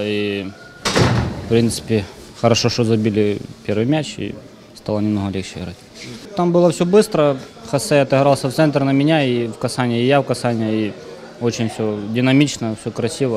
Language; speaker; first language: Russian; native; Russian